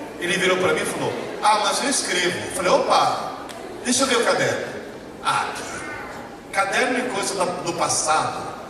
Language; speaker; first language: Portuguese; early bilingual, other home language; Italian